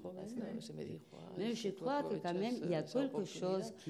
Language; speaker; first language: French; non-native, fluent; Spanish